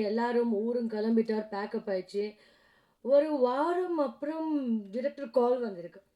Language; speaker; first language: Tamil; non-native, learner; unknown